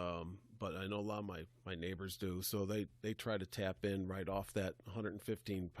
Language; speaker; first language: English; native; English